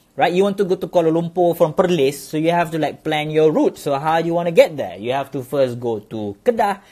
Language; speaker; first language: English; non-native, local second language; Malay